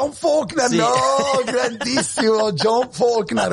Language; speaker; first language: Italian; native; Italian